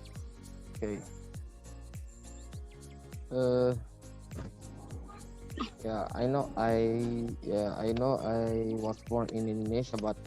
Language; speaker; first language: English; non-native, learner; Indonesian